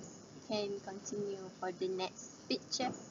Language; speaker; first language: English; non-native, learner; Malay